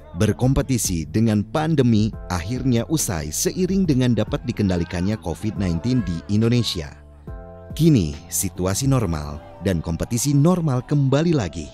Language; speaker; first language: Indonesian; native; Indonesian